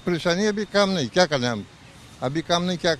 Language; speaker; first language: Hindi; non-native, learner; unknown